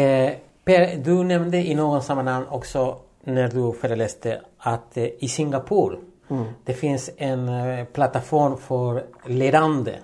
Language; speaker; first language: Swedish; non-native, fluent; Spanish